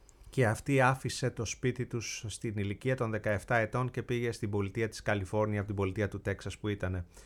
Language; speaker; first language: Greek; native; Greek